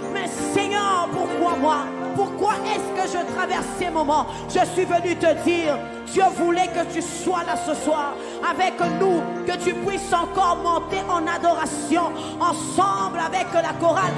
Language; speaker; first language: French; non-native, local second language; Lingala